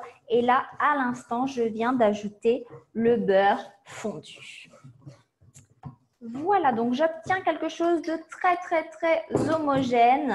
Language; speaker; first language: French; native; French